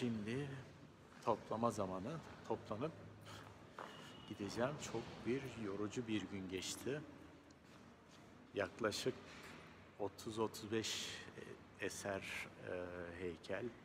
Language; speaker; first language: Turkish; native; Turkish